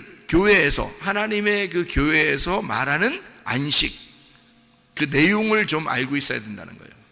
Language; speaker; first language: Korean; native; Korean